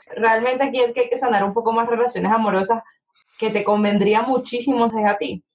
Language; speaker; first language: Spanish; native; Spanish